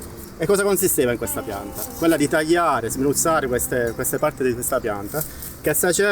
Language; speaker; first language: Italian; native; Italian